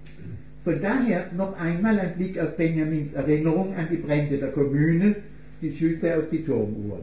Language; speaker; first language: German; native; German